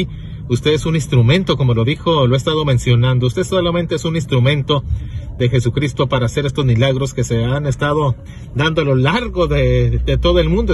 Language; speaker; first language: Spanish; native; Spanish